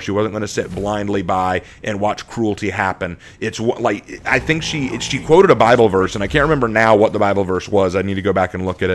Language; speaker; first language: English; native; English